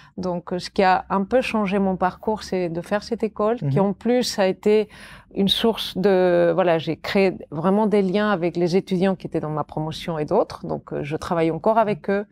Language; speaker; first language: French; non-native, fluent; Catalan